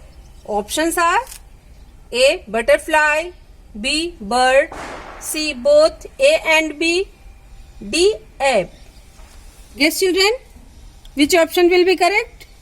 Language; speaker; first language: English; non-native, local second language; Hindi